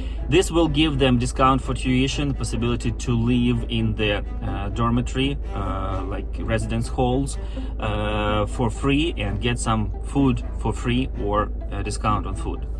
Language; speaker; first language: English; non-native, fluent; Ukrainian